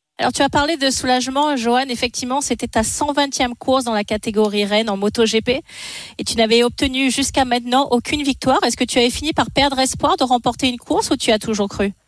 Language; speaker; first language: French; native; French